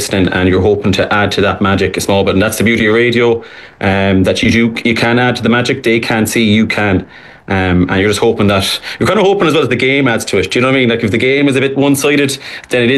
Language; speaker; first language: English; native; English